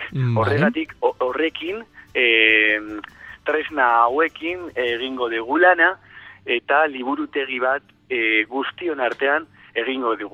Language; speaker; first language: Basque; non-native, learner; Spanish